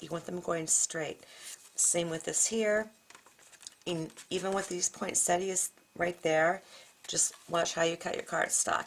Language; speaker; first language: English; native; English